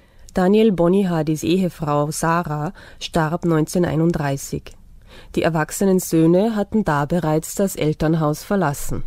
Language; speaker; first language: German; native; German